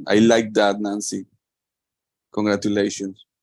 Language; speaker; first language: English; non-native, learner; Spanish